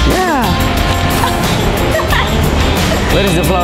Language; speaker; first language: English; non-native, learner; Indonesian